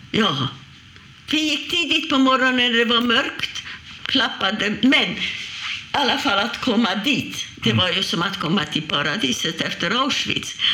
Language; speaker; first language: Swedish; non-native, fluent; Hungarian